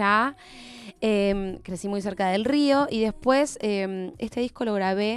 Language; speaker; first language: Spanish; native; Spanish